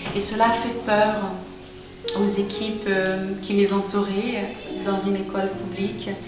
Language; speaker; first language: French; non-native, fluent; Portuguese